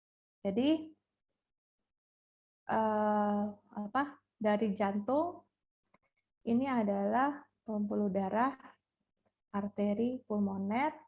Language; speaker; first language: Indonesian; native; Indonesian